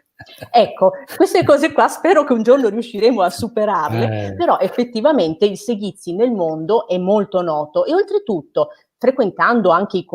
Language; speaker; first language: Italian; native; Italian